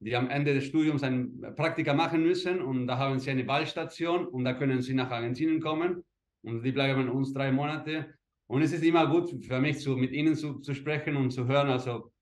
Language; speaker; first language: German; early bilingual, heritage; Spanish